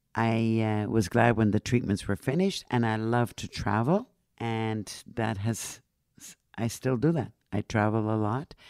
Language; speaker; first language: English; non-native, fluent; Dutch